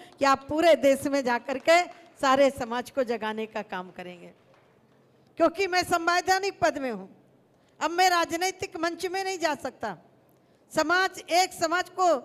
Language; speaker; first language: Hindi; native; Hindi